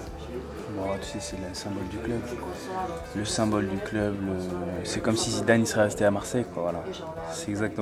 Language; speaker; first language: French; native; French